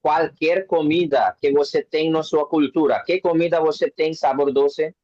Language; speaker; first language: Portuguese; non-native, learner; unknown